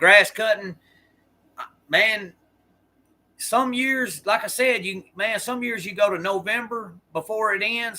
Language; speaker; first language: English; native; English